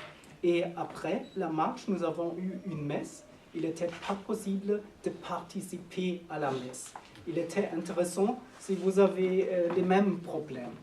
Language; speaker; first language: French; non-native, learner; German